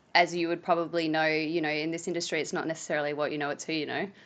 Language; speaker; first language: English; native; English